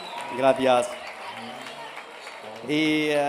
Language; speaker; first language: Spanish; non-native, learner; Arabic